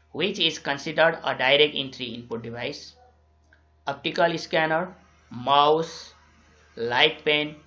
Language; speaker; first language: English; non-native, local second language; Nepali